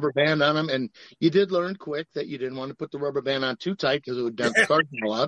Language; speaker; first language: English; native; English